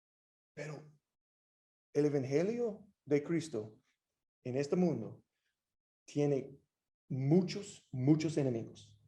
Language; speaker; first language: Spanish; non-native, fluent; English